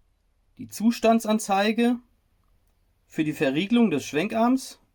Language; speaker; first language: German; native; German